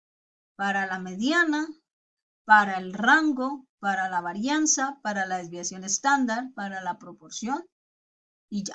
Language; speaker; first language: Spanish; native; Spanish